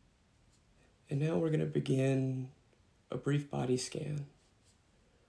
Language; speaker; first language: English; native; English